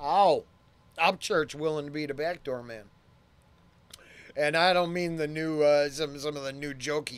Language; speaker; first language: English; native; English